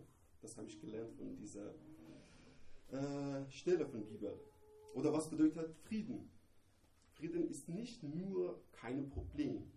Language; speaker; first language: German; non-native, learner; Persian